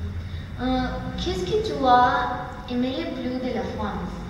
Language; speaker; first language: French; non-native, learner; Spanish